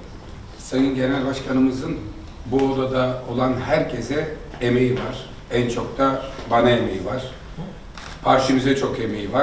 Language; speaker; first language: Turkish; native; Turkish